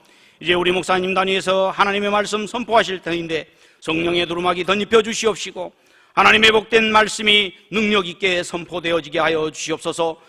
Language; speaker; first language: Korean; native; Korean